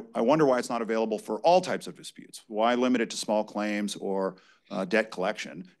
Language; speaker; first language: English; native; English